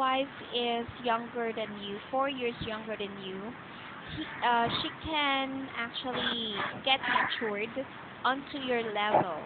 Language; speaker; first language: English; non-native, local second language; Filipino